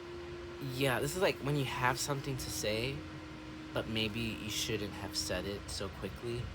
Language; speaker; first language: English; native; English